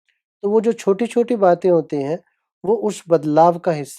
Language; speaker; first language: Hindi; native; Hindi